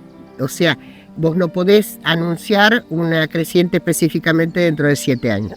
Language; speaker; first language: Spanish; native; Spanish